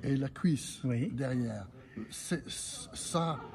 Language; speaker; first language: French; non-native, fluent; English